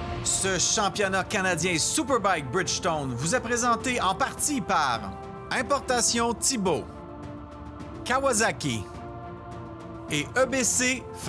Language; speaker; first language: French; native; French